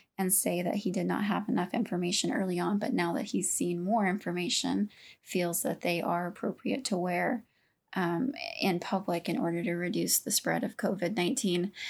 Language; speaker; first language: English; native; English